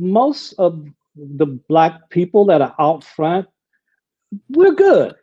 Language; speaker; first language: English; native; English